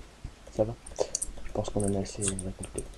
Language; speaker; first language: French; native; French